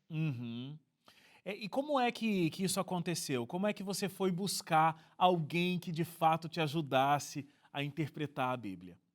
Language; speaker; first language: Portuguese; native; Portuguese